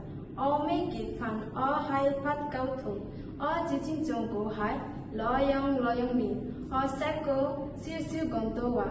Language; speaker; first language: Cantonese; non-native, learner; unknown